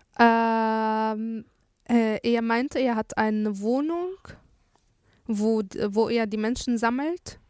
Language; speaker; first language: German; non-native, fluent; Arabic